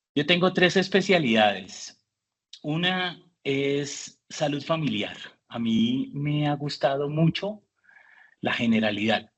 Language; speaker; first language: Spanish; early bilingual, heritage; Spanish